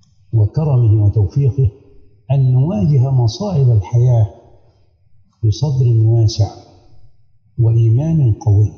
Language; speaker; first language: Arabic; native; Arabic